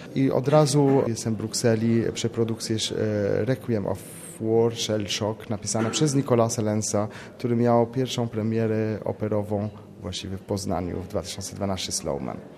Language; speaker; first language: Polish; non-native, fluent; French